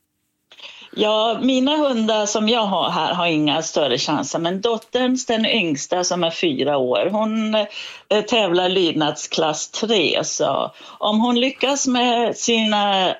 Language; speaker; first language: Swedish; native; Swedish